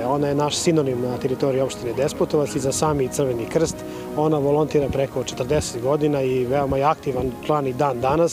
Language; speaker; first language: Serbian; native; Serbian